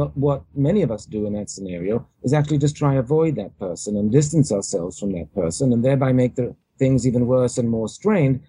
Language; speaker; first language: English; native; English